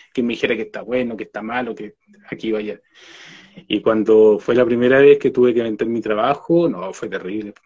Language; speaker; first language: Spanish; native; Spanish